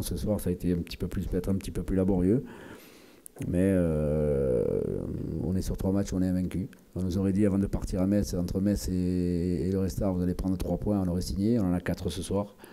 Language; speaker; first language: French; native; French